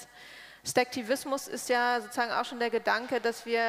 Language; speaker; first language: German; native; German